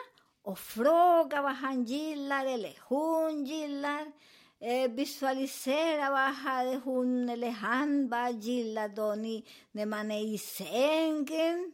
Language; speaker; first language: Swedish; non-native, learner; Spanish